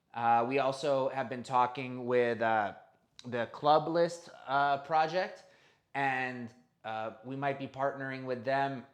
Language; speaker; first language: English; native; English